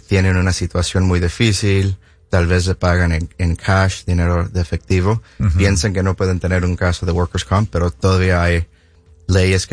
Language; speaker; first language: Spanish; early bilingual, heritage; Spanish